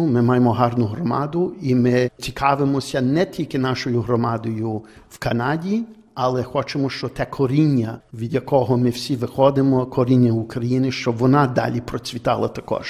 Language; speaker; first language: Ukrainian; early bilingual, heritage; Ukrainian